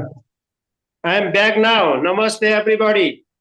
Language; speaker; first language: English; non-native, learner; Nepali